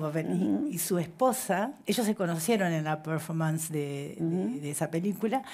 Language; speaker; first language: Spanish; native; Spanish